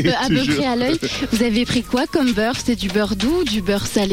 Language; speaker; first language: French; native; French